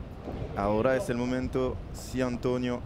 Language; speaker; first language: Spanish; non-native, learner; French